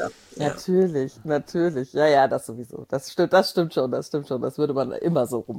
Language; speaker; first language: German; native; German